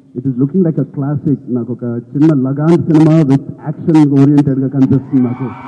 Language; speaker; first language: Telugu; native; Telugu